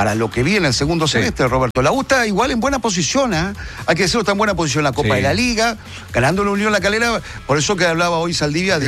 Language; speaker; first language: Spanish; native; Spanish